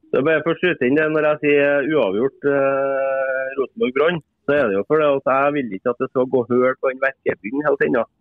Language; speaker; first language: Norwegian; native; Norwegian